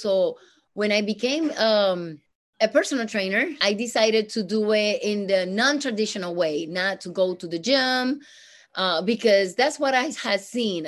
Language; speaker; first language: English; non-native, fluent; Spanish